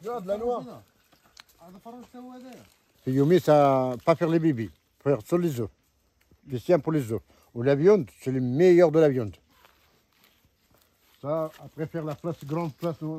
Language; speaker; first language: French; non-native, learner; Arabic